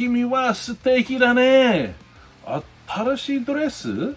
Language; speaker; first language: Japanese; non-native, learner; English